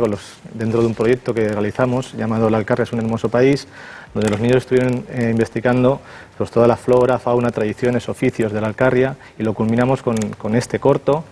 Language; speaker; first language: Spanish; native; Spanish